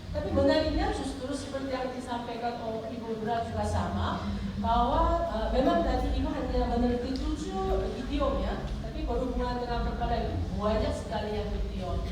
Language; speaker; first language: Indonesian; non-native, fluent; Korean